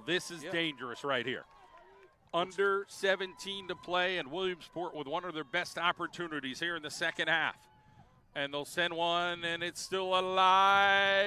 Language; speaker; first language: English; native; English